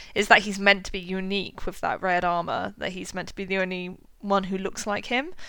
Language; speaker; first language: English; native; English